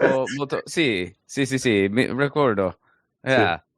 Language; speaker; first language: Italian; non-native, learner; English